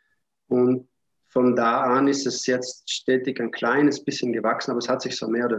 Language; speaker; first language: German; native; German